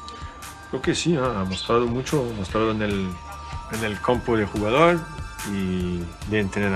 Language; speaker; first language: Spanish; non-native, learner; French